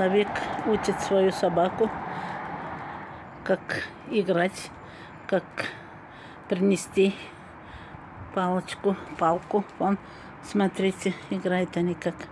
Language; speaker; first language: Russian; non-native, local second language; Tatar